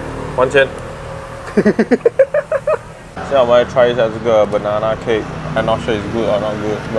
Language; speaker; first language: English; non-native, local second language; Chinese